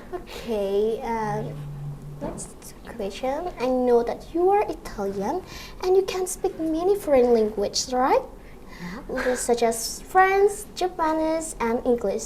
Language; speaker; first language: English; non-native, learner; Indonesian